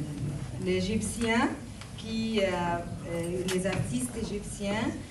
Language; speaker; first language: French; non-native, fluent; Arabic